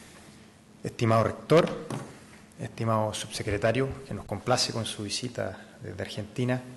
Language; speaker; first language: Spanish; native; Spanish